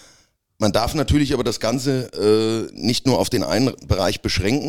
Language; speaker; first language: German; native; German